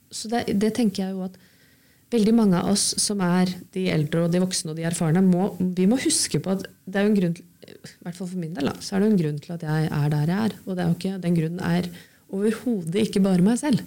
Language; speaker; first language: Norwegian; native; Norwegian